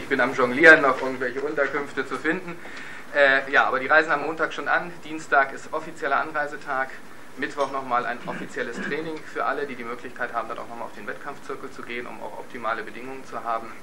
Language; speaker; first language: German; native; German